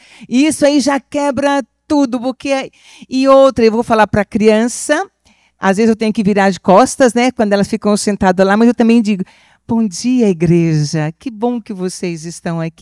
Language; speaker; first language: Portuguese; native; Portuguese